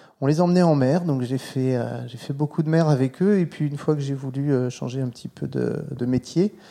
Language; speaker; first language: French; native; French